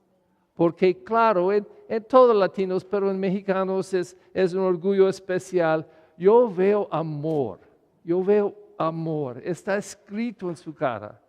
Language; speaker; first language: Spanish; non-native, fluent; English